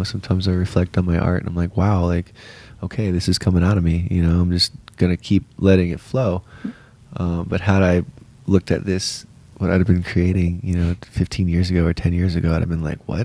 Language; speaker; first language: English; native; English